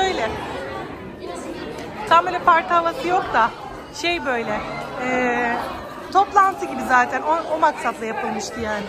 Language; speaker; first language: Turkish; native; Turkish